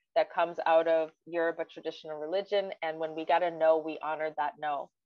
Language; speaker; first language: English; native; English